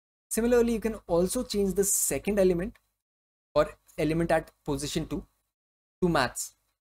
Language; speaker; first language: English; non-native, local second language; Hindi